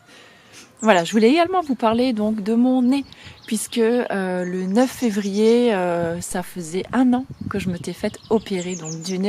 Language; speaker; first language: French; native; French